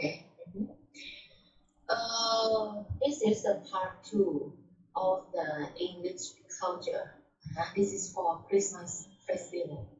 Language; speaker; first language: English; non-native, learner; Thai